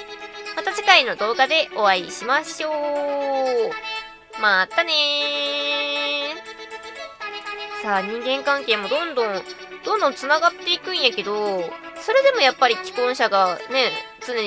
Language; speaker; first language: Japanese; native; Japanese